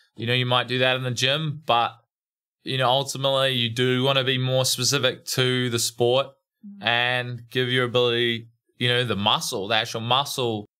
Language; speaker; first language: English; native; English